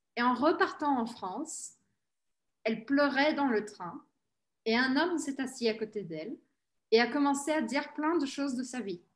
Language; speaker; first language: French; early bilingual, heritage; Portuguese